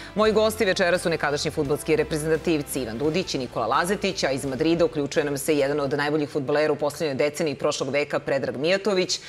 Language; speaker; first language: Serbian; native; Serbian